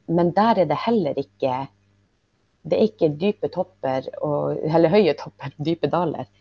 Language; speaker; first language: Norwegian; native; Norwegian